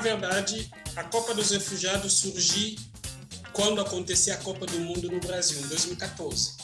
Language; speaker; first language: Portuguese; non-native, fluent; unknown